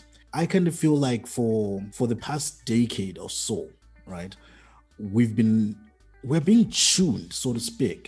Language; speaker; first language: English; non-native, local second language; Shona